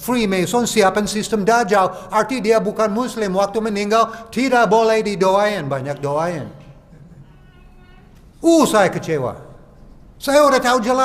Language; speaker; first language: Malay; non-native, fluent; English